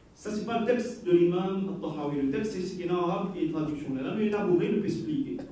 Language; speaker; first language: French; non-native, local second language; Haitian Creole